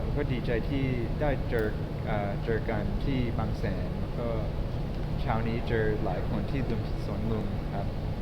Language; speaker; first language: Thai; early bilingual, heritage; English